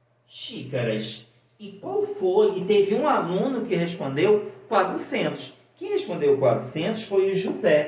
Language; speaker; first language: Portuguese; native; Portuguese